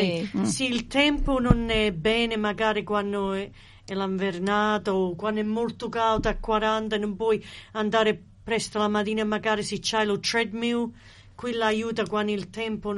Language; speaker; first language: Italian; early bilingual, heritage; Italian